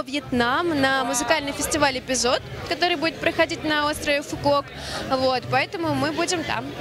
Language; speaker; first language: Russian; native; Russian